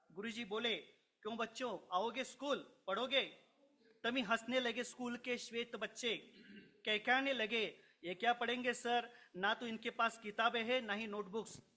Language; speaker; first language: Hindi; non-native, local second language; Marathi